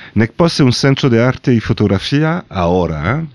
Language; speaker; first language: Spanish; non-native, fluent; French